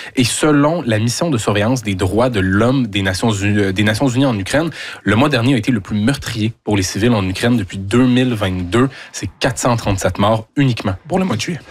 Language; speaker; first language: French; native; French